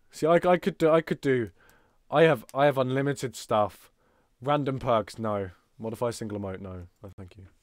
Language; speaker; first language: English; native; English